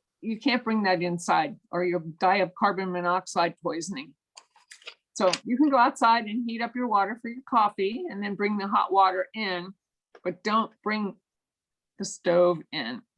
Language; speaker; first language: English; native; English